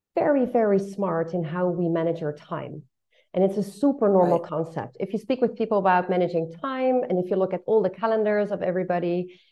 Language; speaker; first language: English; non-native, fluent; Dutch